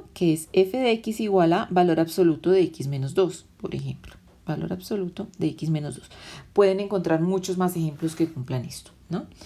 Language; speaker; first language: Spanish; native; Spanish